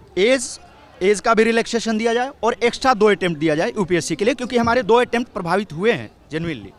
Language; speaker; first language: Hindi; native; Hindi